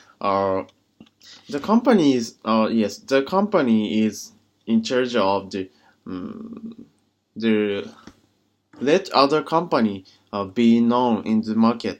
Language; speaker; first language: English; non-native, learner; Japanese